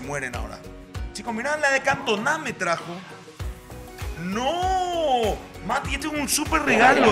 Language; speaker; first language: Spanish; native; Spanish